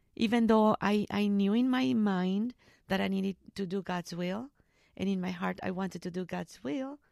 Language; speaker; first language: English; non-native, fluent; Spanish